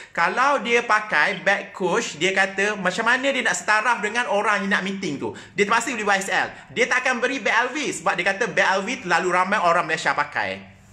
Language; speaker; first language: Malay; native; Malay